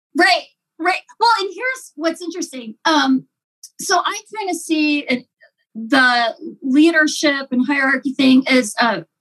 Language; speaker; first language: English; native; English